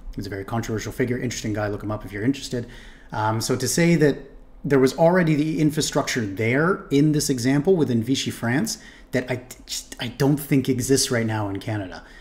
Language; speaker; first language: English; native; English